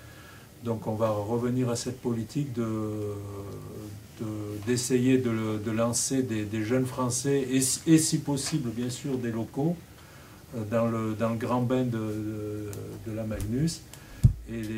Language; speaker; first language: French; native; French